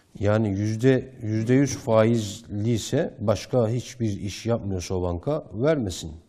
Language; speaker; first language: Turkish; native; Turkish